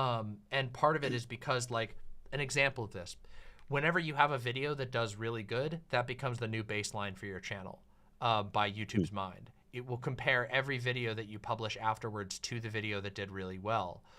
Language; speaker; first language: English; native; English